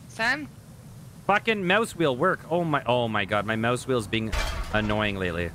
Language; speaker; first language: English; native; English